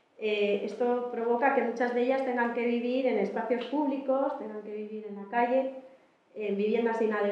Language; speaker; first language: Spanish; native; Spanish